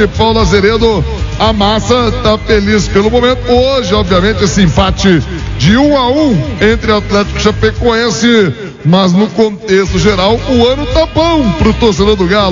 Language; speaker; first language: Portuguese; native; Portuguese